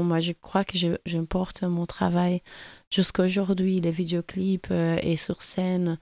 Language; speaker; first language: French; non-native, fluent; Portuguese